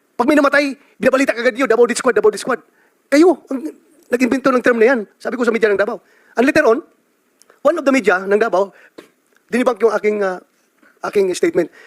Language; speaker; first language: Filipino; non-native, local second language; Cebuano